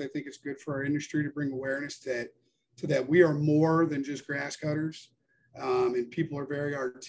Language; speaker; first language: English; native; English